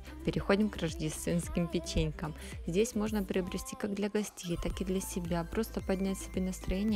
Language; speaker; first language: Russian; native; Russian